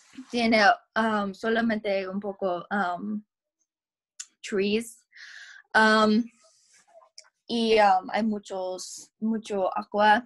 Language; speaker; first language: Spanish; non-native, learner; English